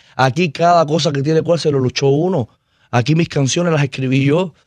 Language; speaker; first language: Spanish; native; Spanish